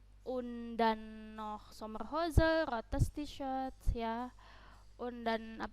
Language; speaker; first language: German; non-native, fluent; Indonesian